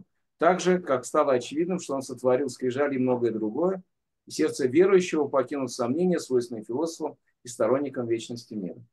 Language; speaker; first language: Russian; native; Russian